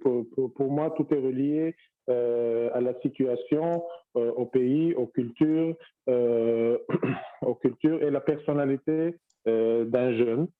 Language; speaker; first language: French; non-native, fluent; Arabic